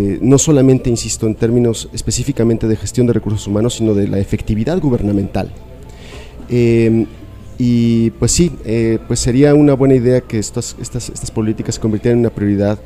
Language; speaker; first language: Spanish; native; Spanish